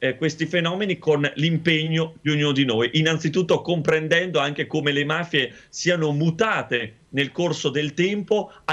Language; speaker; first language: Italian; native; Italian